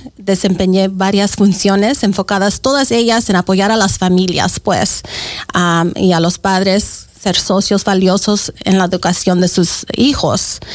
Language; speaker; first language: Spanish; native; Spanish